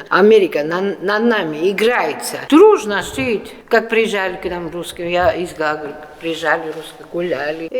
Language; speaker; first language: Russian; non-native, fluent; Georgian